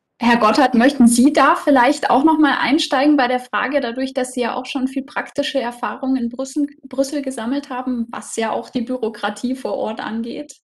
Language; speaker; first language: German; native; German